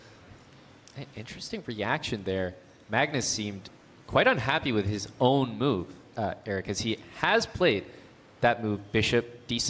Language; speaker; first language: English; native; English